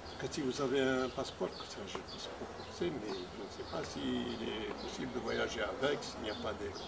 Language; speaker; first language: French; non-native, local second language; Arabic